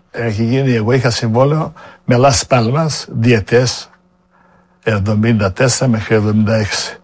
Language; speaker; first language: Greek; non-native, fluent; Serbian